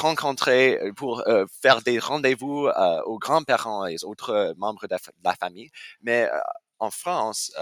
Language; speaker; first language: French; non-native, fluent; English